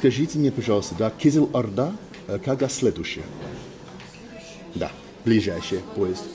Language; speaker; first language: Russian; non-native, learner; English